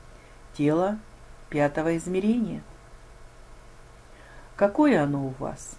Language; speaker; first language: Russian; native; Russian